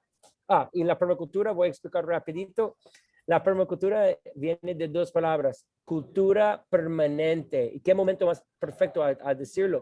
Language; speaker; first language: Spanish; non-native, fluent; English